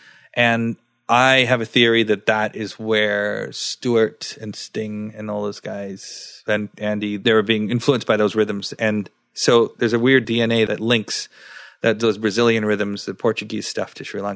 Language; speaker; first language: English; early bilingual, other home language; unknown